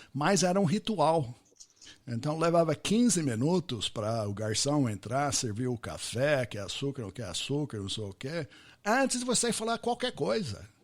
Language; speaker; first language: Portuguese; non-native, fluent; English